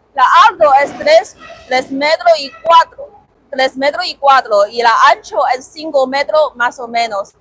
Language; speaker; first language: Spanish; non-native, learner; Chinese